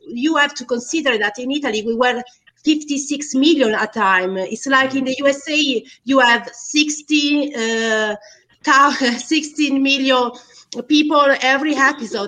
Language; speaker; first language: English; non-native, fluent; Italian